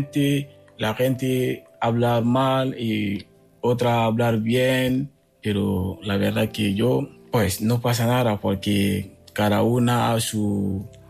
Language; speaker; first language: Spanish; non-native, fluent; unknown